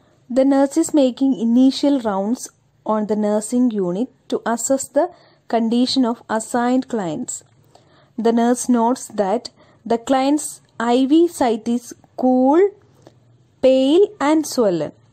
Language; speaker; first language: English; non-native, local second language; Malayalam